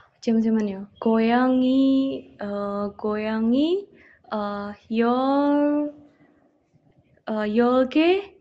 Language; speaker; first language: Korean; non-native, learner; Indonesian